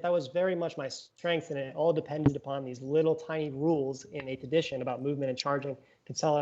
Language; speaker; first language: English; native; English